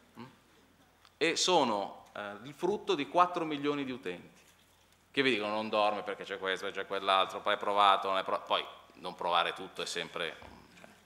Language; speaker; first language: Italian; native; Italian